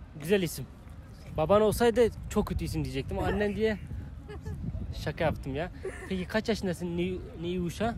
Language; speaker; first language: Turkish; native; Turkish